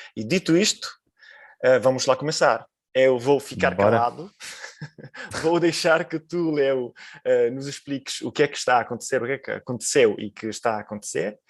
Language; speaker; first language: Portuguese; non-native, fluent; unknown